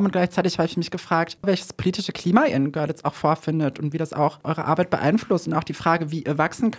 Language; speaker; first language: German; native; German